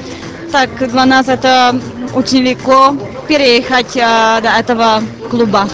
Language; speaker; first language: Russian; non-native, learner; Czech